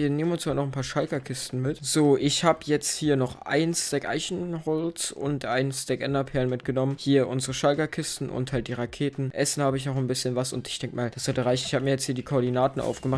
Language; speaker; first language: German; native; German